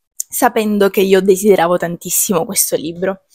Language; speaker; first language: Italian; native; Italian